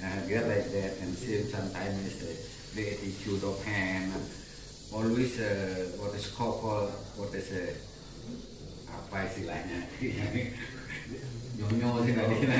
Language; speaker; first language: English; non-native, learner; Indonesian